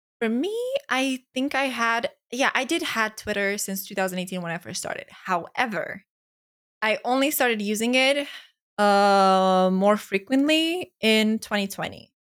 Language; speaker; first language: English; non-native, fluent; Romanian